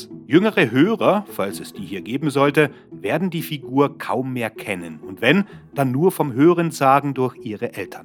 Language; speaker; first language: German; native; German